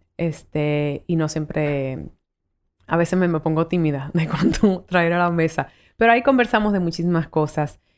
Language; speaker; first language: Spanish; early bilingual, heritage; Spanish